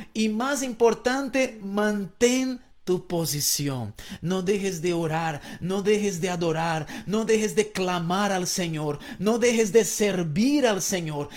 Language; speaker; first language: Spanish; non-native, fluent; Portuguese